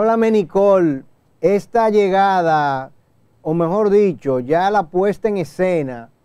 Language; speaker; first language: Spanish; native; Spanish